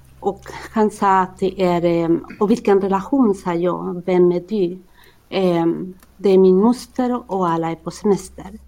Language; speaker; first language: Swedish; non-native, fluent; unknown